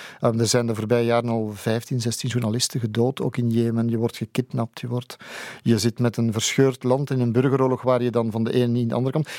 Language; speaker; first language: Dutch; native; Dutch